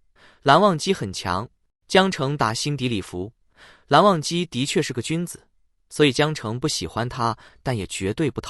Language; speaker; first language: Chinese; native; Chinese